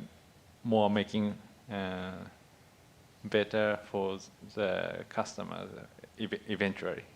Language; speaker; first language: English; non-native, fluent; Japanese